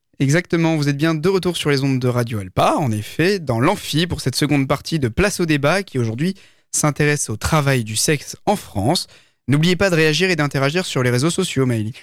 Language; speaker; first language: French; native; French